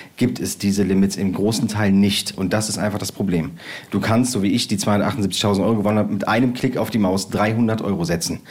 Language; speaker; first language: German; native; German